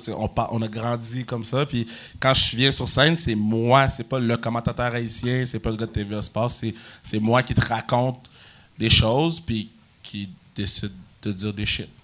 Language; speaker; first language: French; native; French